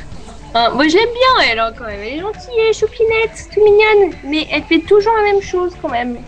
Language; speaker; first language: French; native; French